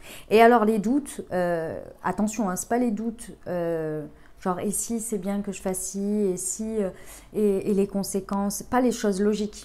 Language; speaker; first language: French; native; French